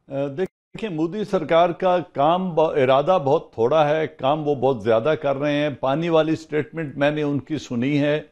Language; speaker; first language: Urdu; non-native, local second language; Punjabi